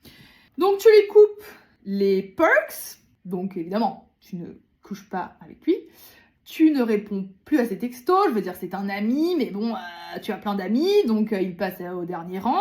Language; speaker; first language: French; native; French